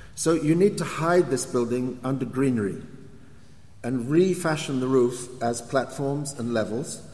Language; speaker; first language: English; native; English